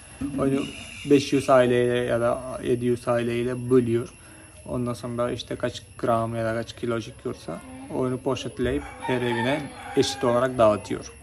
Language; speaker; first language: Turkish; non-native, fluent; Malayalam